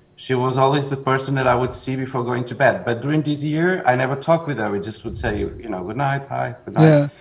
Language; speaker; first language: English; non-native, fluent; Portuguese